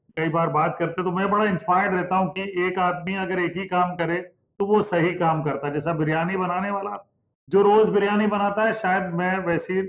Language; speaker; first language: Hindi; non-native, local second language; Punjabi